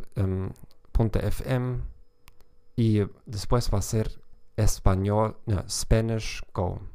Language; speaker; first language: Spanish; non-native, fluent; German